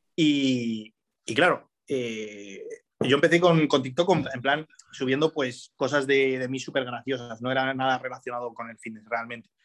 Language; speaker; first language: Spanish; early bilingual, other home language; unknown